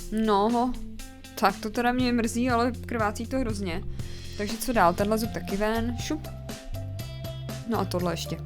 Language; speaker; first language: Czech; native; Czech